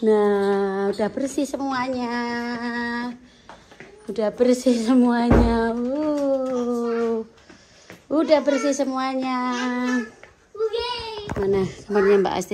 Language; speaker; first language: Indonesian; native; Indonesian